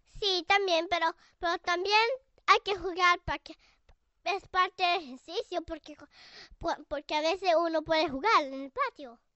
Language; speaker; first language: Spanish; early bilingual, heritage; Spanish